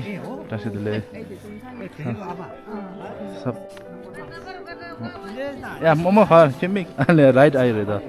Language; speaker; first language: Hindi; non-native, fluent; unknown